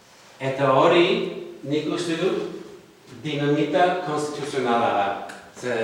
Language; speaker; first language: Basque; non-native, fluent; Welsh